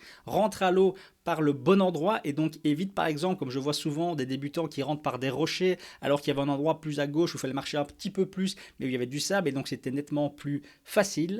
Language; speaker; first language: French; native; French